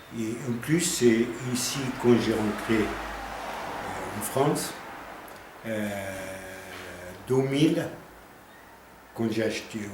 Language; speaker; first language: French; non-native, learner; Arabic